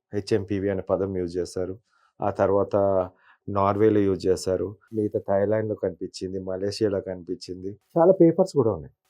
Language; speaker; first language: Telugu; native; Telugu